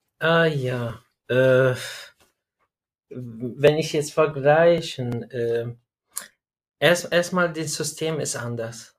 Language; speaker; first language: German; non-native, learner; Arabic